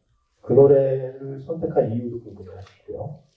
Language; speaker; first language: Korean; native; Korean